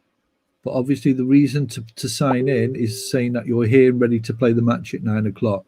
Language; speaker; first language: English; native; English